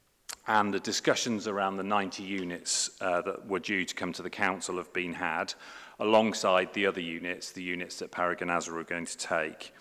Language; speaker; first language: English; native; English